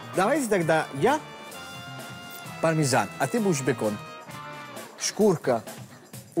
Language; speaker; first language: Russian; non-native, fluent; Italian